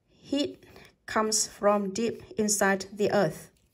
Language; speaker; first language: English; non-native, fluent; Vietnamese